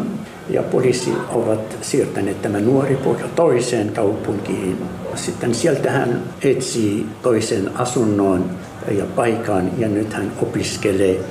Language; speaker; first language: Finnish; non-native, fluent; Arabic